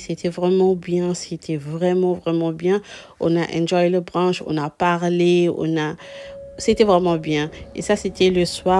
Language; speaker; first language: French; non-native, local second language; Lingala